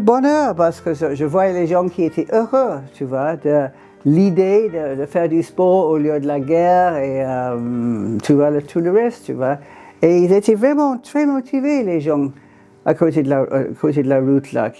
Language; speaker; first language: French; non-native, fluent; English